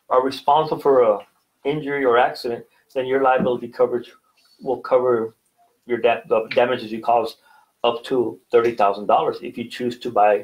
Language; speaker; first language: English; native; English